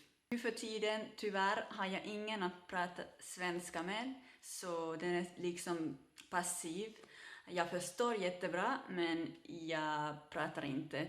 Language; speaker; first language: Swedish; non-native, local second language; Finnish